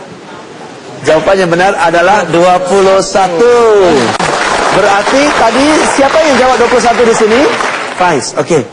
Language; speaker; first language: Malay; non-native, fluent; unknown